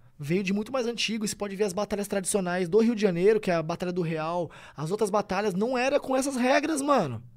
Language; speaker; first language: Portuguese; native; Portuguese